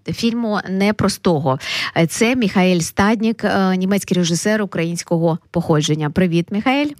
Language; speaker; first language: Ukrainian; native; Ukrainian